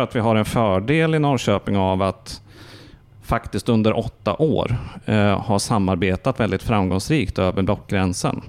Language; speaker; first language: Swedish; native; Swedish